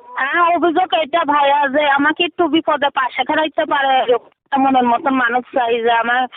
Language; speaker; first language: Bangla; native; Bangla